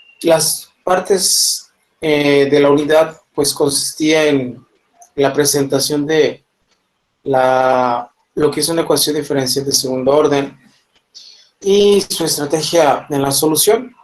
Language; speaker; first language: Spanish; native; Spanish